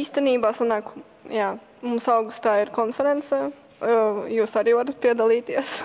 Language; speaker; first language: Latvian; native; Latvian